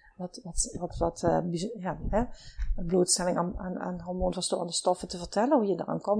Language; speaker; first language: Dutch; native; Dutch